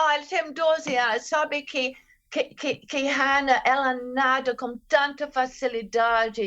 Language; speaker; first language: Portuguese; non-native, fluent; English